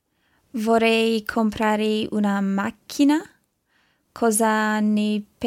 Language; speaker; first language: Italian; non-native, learner; English